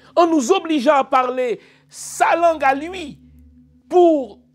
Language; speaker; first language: French; non-native, local second language; Haitian Creole